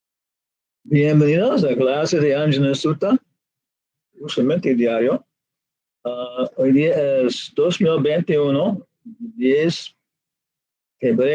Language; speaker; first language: Spanish; non-native, fluent; English